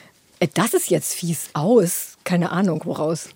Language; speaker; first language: German; native; German